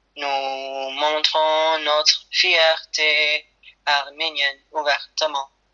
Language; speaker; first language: French; non-native, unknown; Armenian